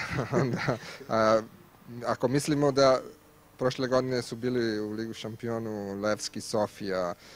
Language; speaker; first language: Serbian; non-native, learner; Italian